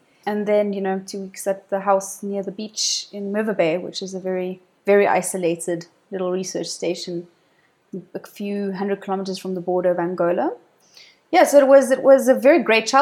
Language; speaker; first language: English; native; English